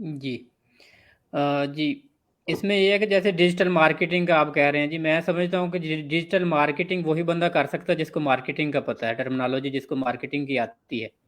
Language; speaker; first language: Urdu; non-native, local second language; Punjabi